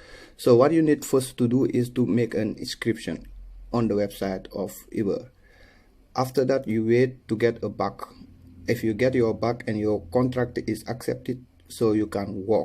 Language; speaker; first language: English; non-native, learner; Wolof